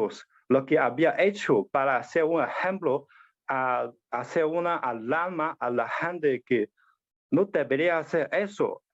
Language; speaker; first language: Spanish; non-native, learner; Chinese